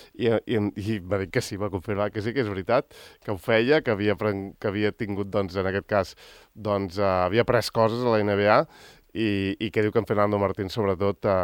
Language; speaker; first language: Catalan; native; Catalan